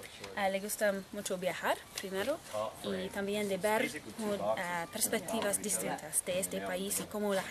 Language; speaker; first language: Spanish; non-native, fluent; English